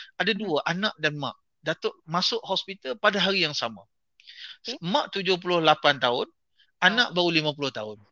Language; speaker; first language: Malay; native; Malay